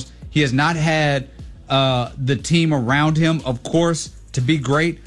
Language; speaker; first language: English; native; English